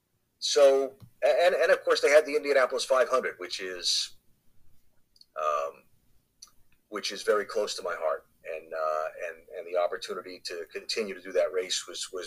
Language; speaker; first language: English; native; English